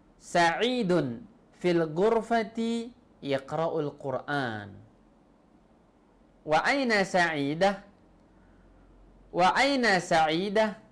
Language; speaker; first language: Arabic; non-native, fluent; Indonesian